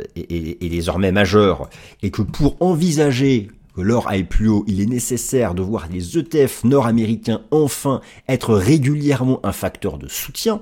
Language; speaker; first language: French; native; French